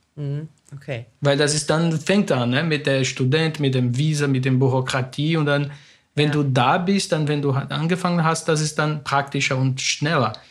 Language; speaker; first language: German; non-native, fluent; Portuguese